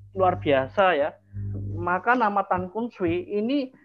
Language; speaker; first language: Indonesian; native; Indonesian